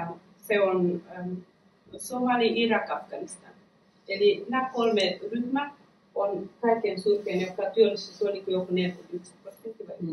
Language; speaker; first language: Finnish; non-native, fluent; Persian